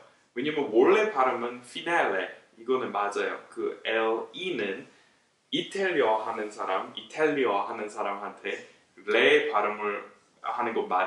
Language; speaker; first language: Korean; non-native, fluent; English